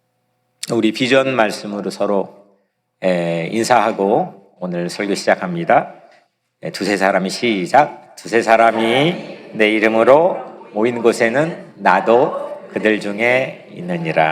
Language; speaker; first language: Korean; native; Korean